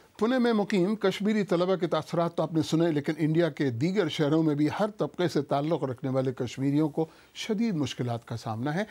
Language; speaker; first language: Urdu; native; Urdu